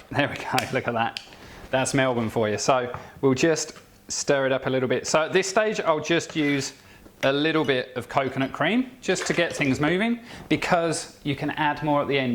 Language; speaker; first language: English; native; English